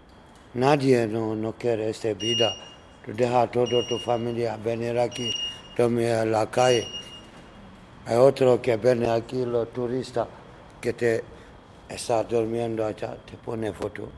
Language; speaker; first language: Spanish; non-native, learner; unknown